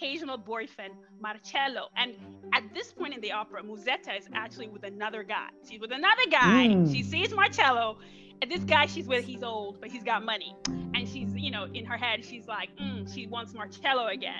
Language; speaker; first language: English; non-native, local second language; Igbo